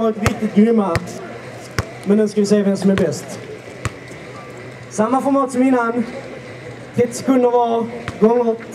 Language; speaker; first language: Swedish; native; Swedish